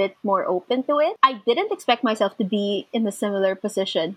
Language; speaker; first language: English; non-native, local second language; Filipino